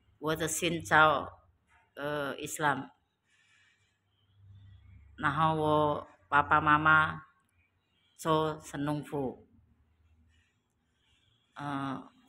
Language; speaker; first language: Chinese; non-native, learner; Indonesian